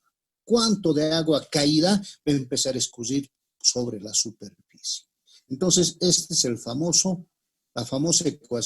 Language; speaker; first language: Spanish; native; Spanish